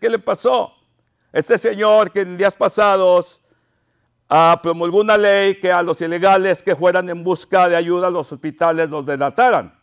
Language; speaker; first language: Spanish; native; Spanish